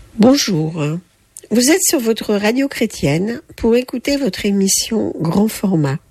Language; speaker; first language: French; native; French